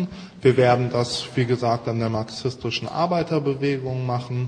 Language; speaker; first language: German; native; German